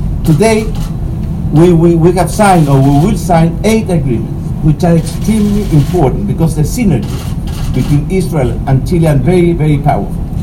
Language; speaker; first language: English; non-native, fluent; Spanish